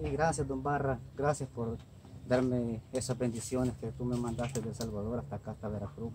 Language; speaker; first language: Spanish; native; Spanish